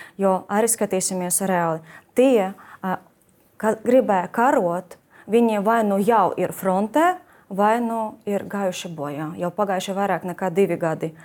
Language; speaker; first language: Latvian; non-native, fluent; Ukrainian